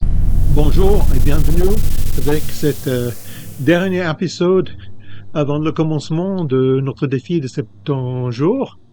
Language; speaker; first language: French; non-native, fluent; English